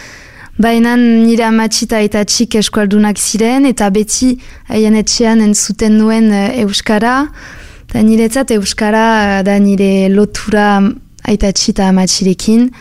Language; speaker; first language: Basque; non-native, local second language; French